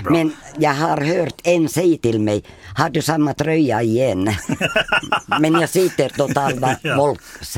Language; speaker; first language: Swedish; non-native, fluent; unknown